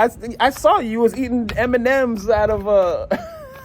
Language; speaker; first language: English; native; English